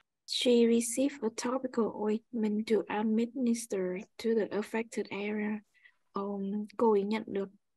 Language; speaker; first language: English; non-native, learner; Vietnamese